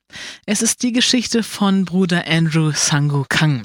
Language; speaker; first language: German; native; German